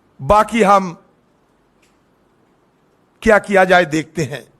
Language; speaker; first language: Hindi; non-native, local second language; Bangla